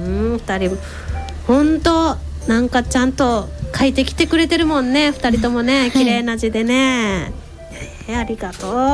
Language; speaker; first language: Japanese; native; Japanese